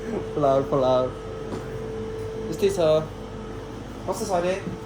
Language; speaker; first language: Nepali; native; Nepali